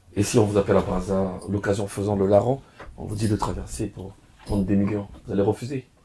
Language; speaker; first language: French; non-native, local second language; Lingala